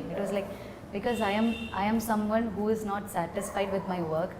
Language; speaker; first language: Telugu; non-native, learner; Malayalam